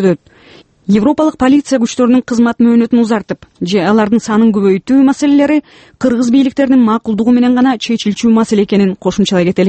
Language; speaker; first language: Kyrgyz; native; Kyrgyz